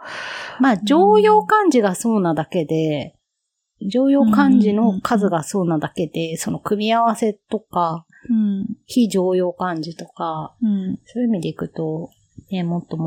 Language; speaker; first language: Japanese; native; Japanese